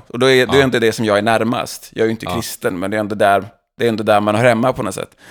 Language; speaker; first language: Swedish; native; Swedish